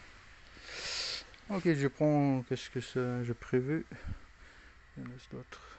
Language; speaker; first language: French; non-native, learner; Russian